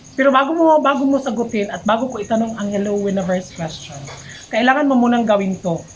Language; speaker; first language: Filipino; non-native, local second language; Cebuano